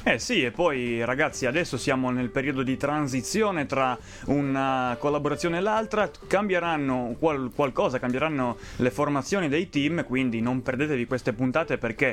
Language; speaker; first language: Italian; native; Italian